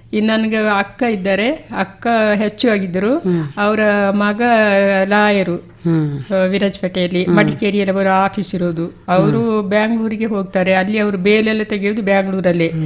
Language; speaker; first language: Kannada; non-native, local second language; Kodava